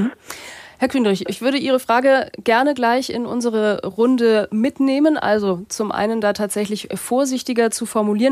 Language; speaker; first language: German; native; German